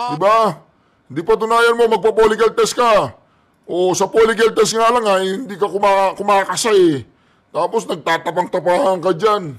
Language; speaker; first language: Filipino; native; Filipino